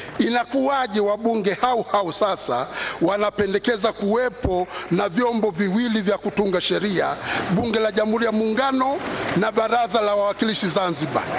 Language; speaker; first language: Swahili; native; Swahili